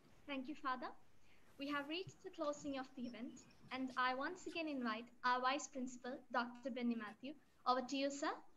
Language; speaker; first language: English; non-native, local second language; Malayalam